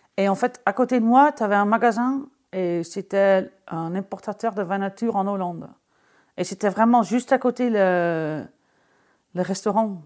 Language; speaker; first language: French; non-native, fluent; Dutch